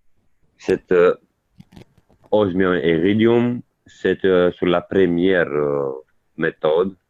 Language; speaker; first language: French; non-native, learner; Italian